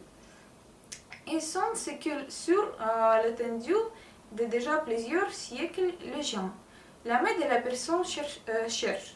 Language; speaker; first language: French; non-native, learner; Russian